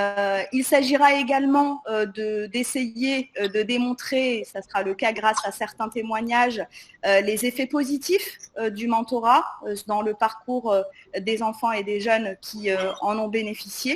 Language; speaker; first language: French; native; French